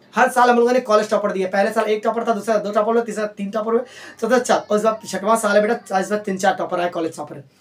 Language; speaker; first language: Hindi; native; Hindi